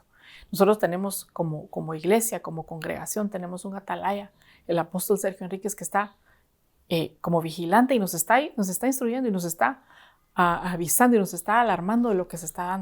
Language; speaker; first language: Spanish; native; Spanish